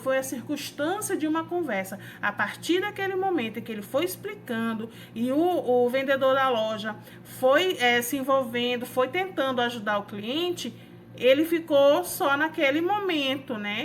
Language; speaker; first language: Portuguese; native; Portuguese